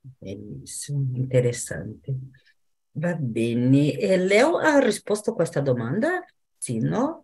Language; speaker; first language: Italian; non-native, fluent; Portuguese